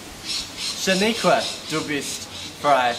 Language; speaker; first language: German; non-native, learner; English